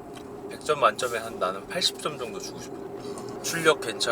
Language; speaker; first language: Korean; native; Korean